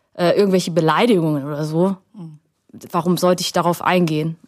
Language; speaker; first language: German; early bilingual, other home language; Vietnamese